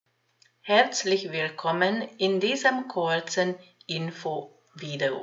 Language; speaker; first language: German; non-native, fluent; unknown